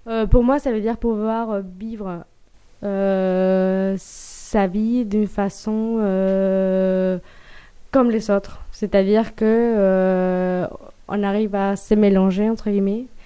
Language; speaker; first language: French; non-native, fluent; Spanish